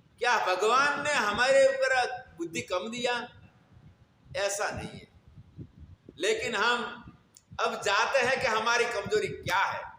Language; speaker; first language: Hindi; non-native, local second language; Gujarati